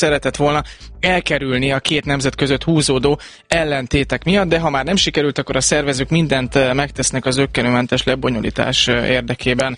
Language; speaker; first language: Hungarian; native; Hungarian